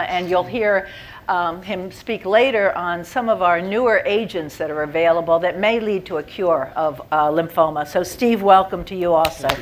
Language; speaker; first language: English; native; English